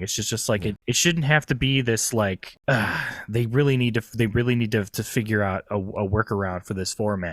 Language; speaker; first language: English; native; English